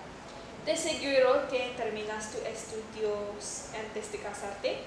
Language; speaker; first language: Spanish; non-native, learner; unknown